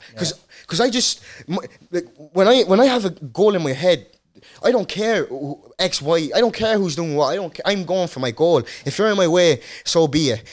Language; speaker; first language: English; early bilingual, other home language; Dutch